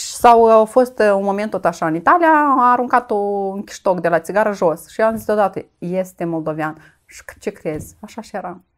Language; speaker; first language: Romanian; native; Romanian